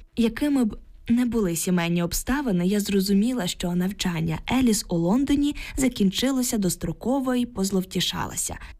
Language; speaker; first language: Ukrainian; native; Ukrainian